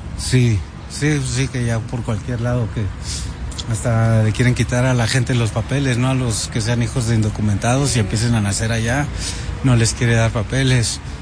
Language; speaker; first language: Spanish; early bilingual, heritage; Spanish